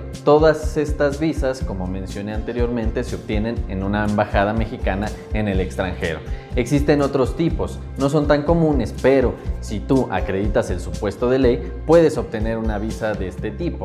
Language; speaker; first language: Spanish; native; Spanish